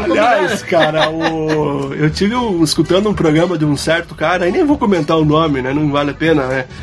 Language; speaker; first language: Portuguese; native; Portuguese